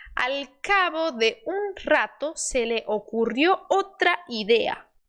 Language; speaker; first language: Spanish; non-native, fluent; Portuguese